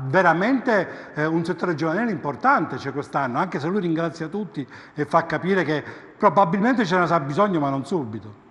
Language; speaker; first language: Italian; native; Italian